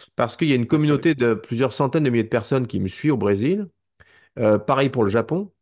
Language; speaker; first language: French; native; French